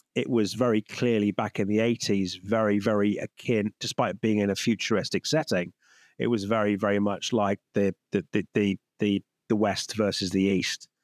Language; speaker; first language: English; native; English